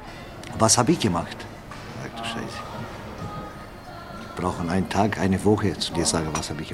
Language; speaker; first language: German; non-native, learner; Romanian